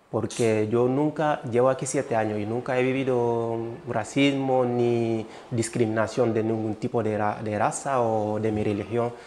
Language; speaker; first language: Spanish; non-native, fluent; Wolof